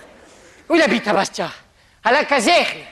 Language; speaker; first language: French; native; French